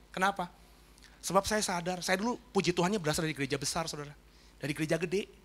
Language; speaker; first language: Indonesian; native; Indonesian